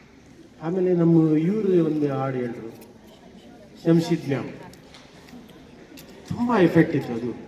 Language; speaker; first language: Kannada; non-native, local second language; Urdu